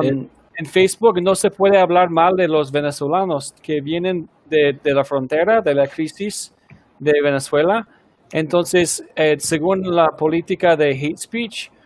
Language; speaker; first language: Spanish; non-native, fluent; English